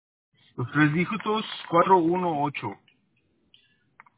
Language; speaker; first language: Spanish; early bilingual, heritage; Spanish